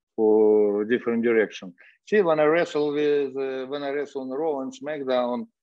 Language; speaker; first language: English; non-native, fluent; Russian